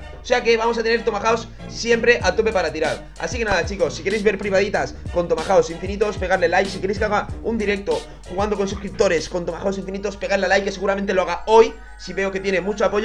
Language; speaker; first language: Spanish; native; Spanish